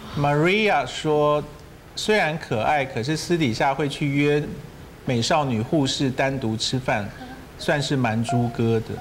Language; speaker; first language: Chinese; native; Chinese